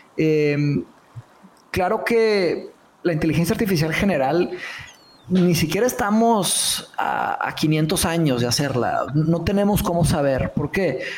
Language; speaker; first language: Spanish; early bilingual, other home language; Portuguese